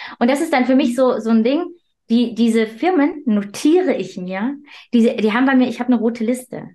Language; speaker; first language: German; early bilingual, other home language; Turkish